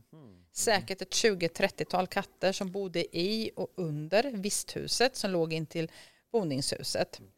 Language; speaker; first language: Swedish; native; Swedish